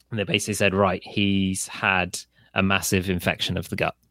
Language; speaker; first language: English; native; English